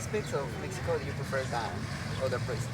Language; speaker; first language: English; non-native, learner; Spanish